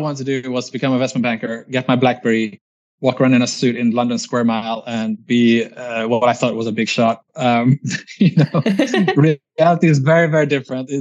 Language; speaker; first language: English; non-native, fluent; Swedish